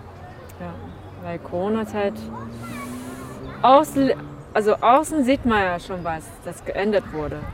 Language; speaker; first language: German; non-native, fluent; Chinese